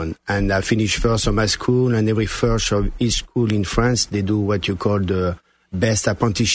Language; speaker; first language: English; non-native, fluent; French